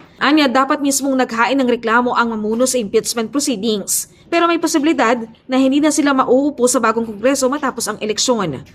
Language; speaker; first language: Filipino; native; Filipino